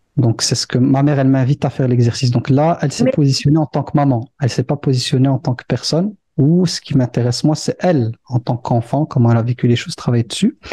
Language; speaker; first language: French; early bilingual, other home language; Arabic